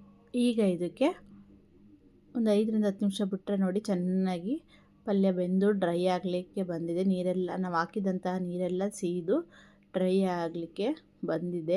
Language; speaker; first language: Kannada; native; Kannada